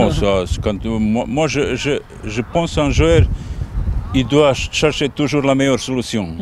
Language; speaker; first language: French; non-native, fluent; Bosnian